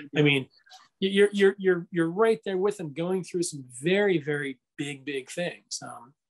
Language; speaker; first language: English; native; English